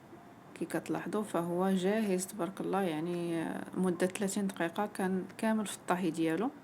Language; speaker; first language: Arabic; native; Arabic